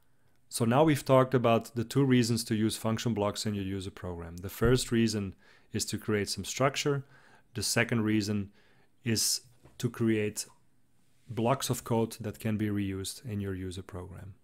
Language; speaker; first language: English; non-native, fluent; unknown